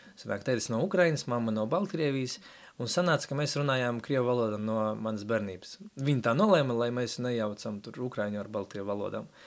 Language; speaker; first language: Latvian; non-native, local second language; Russian